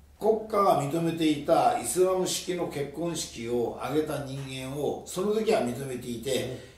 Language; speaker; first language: Japanese; native; Japanese